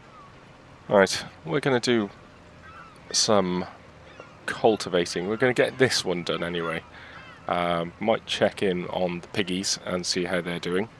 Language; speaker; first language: English; native; English